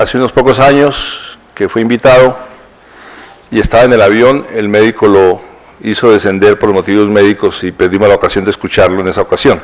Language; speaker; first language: Spanish; native; Spanish